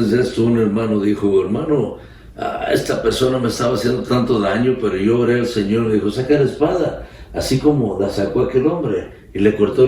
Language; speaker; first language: Spanish; native; Spanish